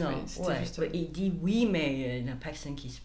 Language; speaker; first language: French; non-native, fluent; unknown